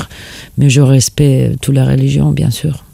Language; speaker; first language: French; non-native, fluent; Spanish